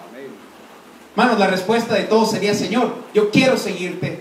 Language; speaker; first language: Spanish; native; Spanish